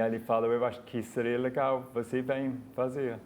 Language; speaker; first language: Portuguese; non-native, fluent; English